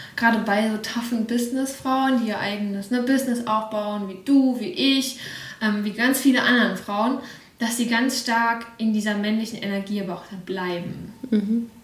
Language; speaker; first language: German; early bilingual, other home language; Russian